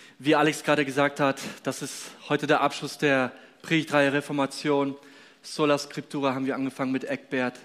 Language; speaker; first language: German; non-native, fluent; Polish